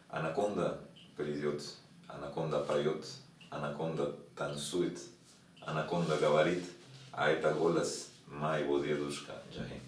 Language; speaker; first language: Russian; non-native, learner; Spanish